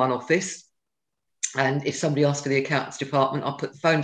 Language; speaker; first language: English; native; English